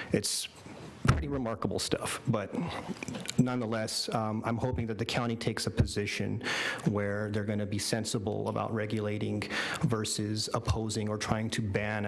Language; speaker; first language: English; native; English